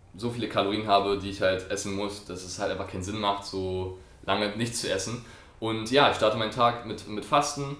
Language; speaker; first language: German; non-native, fluent; French